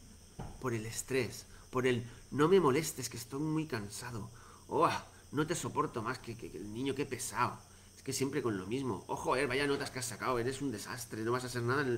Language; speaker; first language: Spanish; native; Spanish